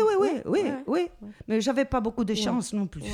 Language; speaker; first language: French; non-native, learner; Spanish